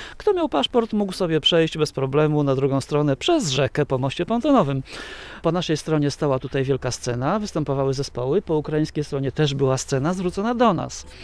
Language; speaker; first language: Polish; native; Polish